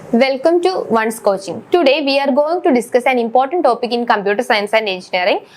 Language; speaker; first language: English; non-native, local second language; Malayalam